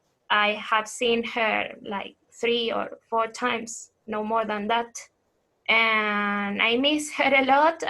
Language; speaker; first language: English; non-native, fluent; Spanish